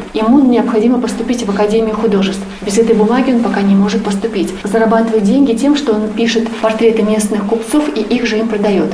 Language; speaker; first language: Russian; native; Russian